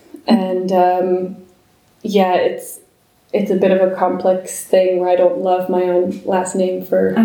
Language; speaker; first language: English; native; English